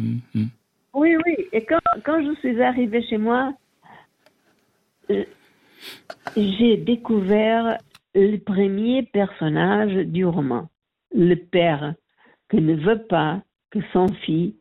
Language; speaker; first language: French; non-native, learner; Portuguese